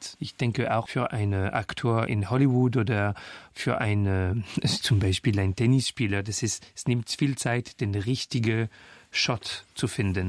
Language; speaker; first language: German; non-native, fluent; French